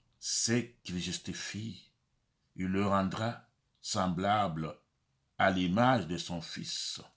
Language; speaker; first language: French; non-native, local second language; Lingala